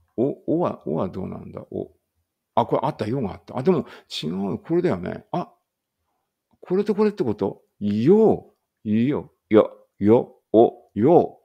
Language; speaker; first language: Japanese; native; Japanese